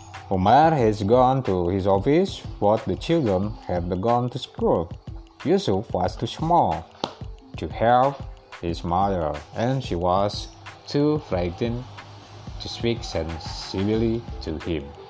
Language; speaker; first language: English; non-native, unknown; Indonesian